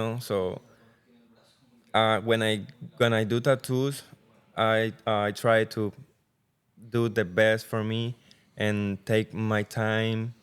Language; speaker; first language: English; non-native, learner; Spanish